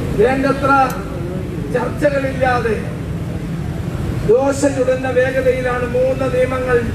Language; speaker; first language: Malayalam; native; Malayalam